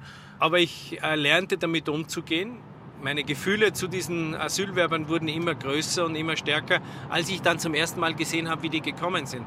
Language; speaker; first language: German; native; German